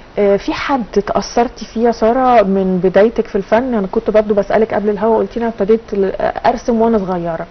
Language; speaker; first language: Egyptian Arabic; native; Egyptian Arabic